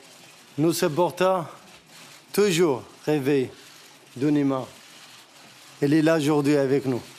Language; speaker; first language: French; non-native, learner; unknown